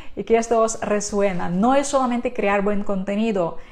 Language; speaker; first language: Spanish; non-native, fluent; Ukrainian